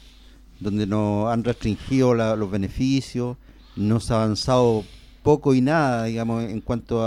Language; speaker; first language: Spanish; native; Spanish